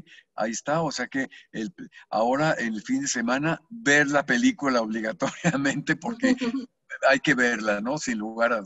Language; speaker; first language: Spanish; native; Spanish